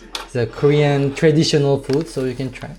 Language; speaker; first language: English; non-native, learner; Korean